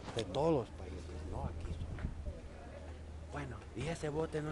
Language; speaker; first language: Spanish; non-native, fluent; English